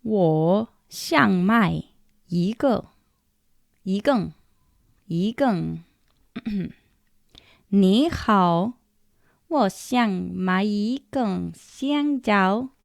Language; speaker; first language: Chinese; non-native, learner; English